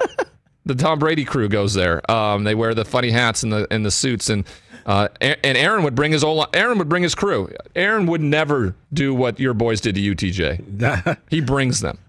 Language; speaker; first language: English; native; English